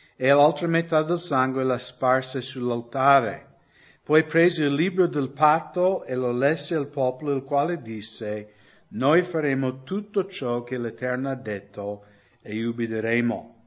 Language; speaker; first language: Italian; non-native, fluent; English